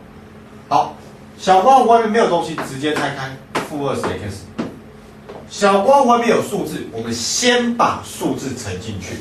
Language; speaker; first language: Chinese; native; Chinese